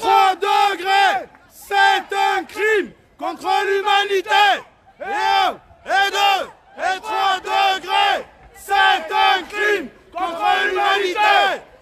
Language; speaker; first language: French; native; French